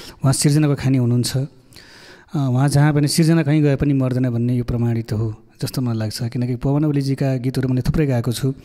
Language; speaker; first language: Nepali; non-native, local second language; Gurung